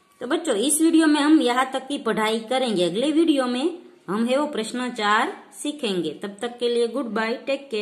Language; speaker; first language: Hindi; non-native, local second language; Gujarati